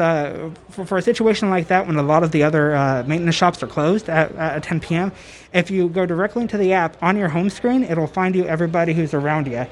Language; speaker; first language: English; native; English